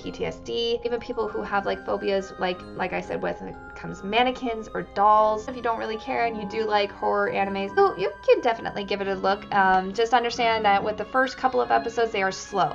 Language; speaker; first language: English; native; English